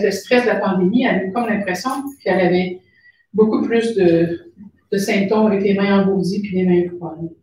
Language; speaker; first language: French; native; French